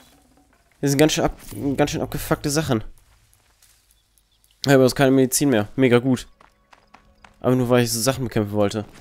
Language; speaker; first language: German; native; German